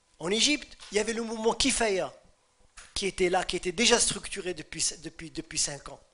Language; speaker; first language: French; non-native, local second language; Arabic